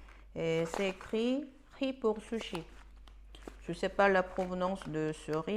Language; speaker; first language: French; non-native, fluent; Korean